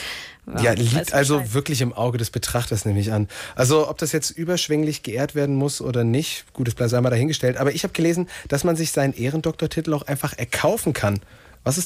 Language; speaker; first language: German; native; German